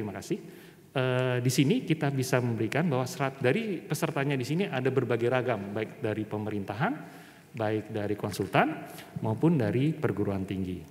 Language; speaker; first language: Indonesian; native; Indonesian